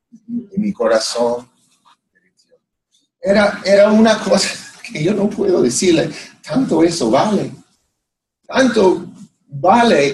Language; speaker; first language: Spanish; non-native, fluent; English